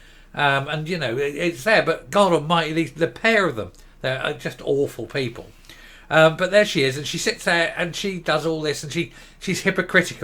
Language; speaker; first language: English; native; English